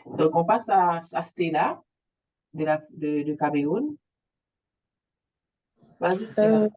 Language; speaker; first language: French; native; French